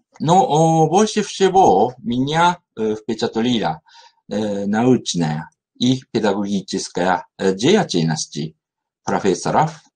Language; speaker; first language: Russian; non-native, learner; Japanese